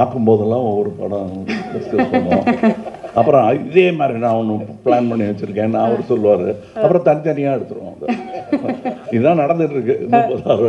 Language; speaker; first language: Tamil; native; Tamil